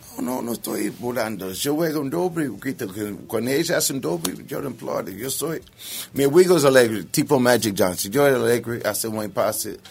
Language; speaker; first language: Spanish; non-native, learner; English